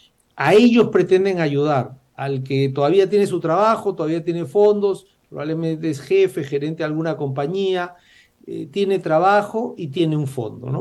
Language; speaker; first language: Spanish; native; Spanish